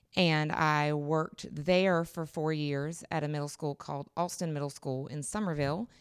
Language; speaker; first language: English; native; English